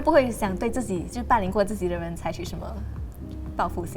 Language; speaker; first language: Chinese; native; Chinese